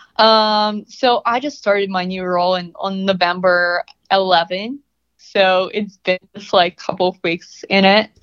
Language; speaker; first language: English; non-native, fluent; Russian